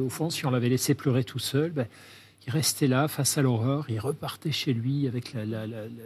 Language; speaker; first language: French; native; French